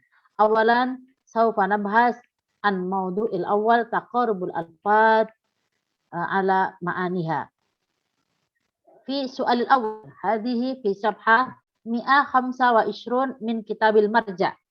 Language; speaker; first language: Arabic; non-native, fluent; Indonesian